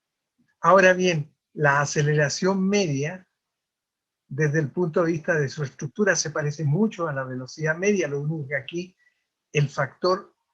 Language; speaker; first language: Spanish; native; Spanish